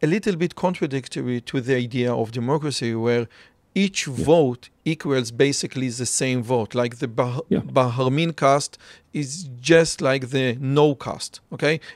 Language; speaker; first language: English; non-native, fluent; Hebrew